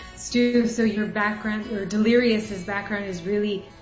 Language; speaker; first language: English; early bilingual, other home language; Spanish